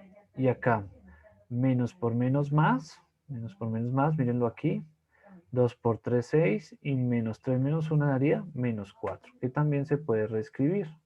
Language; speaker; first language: Spanish; native; Spanish